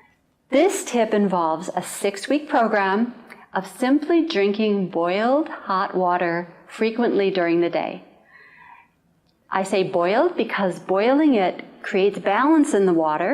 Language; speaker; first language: English; native; English